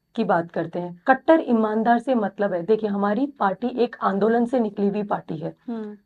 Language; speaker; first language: Hindi; native; Hindi